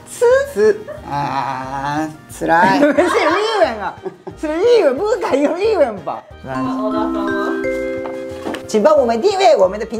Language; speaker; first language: Chinese; non-native, learner; Japanese